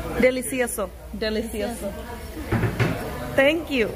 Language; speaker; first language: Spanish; non-native, learner; Bangla